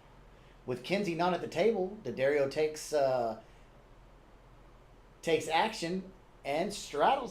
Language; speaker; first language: English; native; English